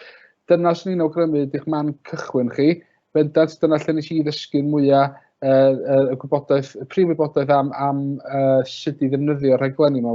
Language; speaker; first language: Welsh; native; Welsh